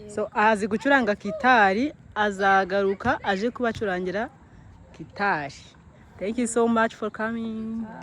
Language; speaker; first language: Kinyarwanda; native; Kinyarwanda